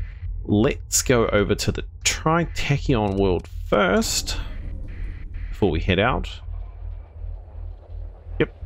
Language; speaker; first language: English; native; English